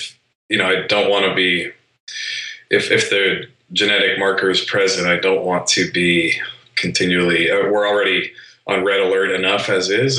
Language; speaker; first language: English; native; English